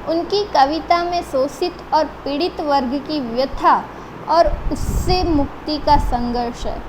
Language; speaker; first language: Hindi; non-native, local second language; Gujarati